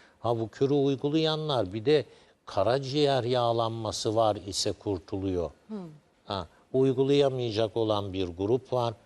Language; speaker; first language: Turkish; native; Turkish